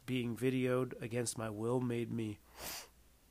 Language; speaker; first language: English; native; English